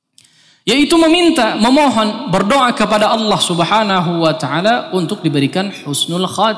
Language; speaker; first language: Indonesian; native; Indonesian